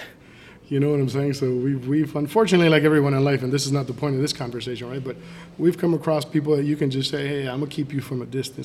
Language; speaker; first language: English; native; English